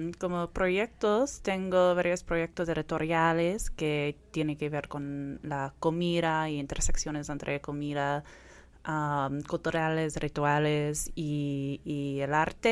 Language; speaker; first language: Spanish; non-native, fluent; English